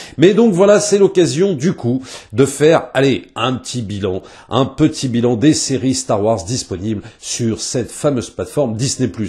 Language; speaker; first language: French; native; French